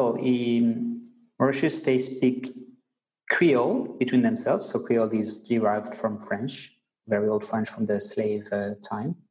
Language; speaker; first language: English; non-native, fluent; French